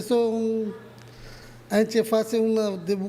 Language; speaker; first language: Portuguese; non-native, learner; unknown